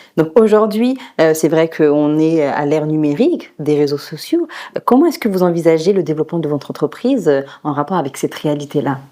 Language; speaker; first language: French; native; French